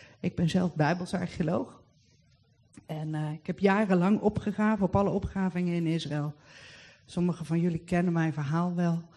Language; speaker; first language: Dutch; native; Dutch